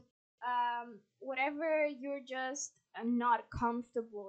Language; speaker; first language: English; non-native, fluent; Polish